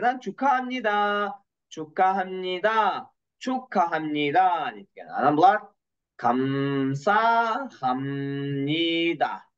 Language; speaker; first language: Korean; non-native, fluent; Kyrgyz